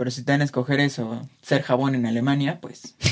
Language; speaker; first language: Spanish; native; Spanish